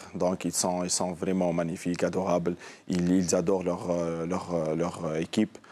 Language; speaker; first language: French; non-native, local second language; Arabic